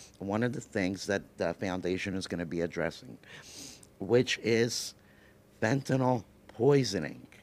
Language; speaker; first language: English; early bilingual, other home language; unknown